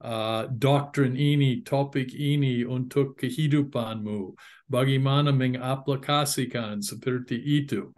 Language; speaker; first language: Indonesian; non-native, fluent; English